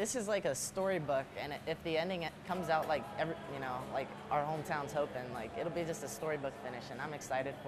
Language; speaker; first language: English; native; English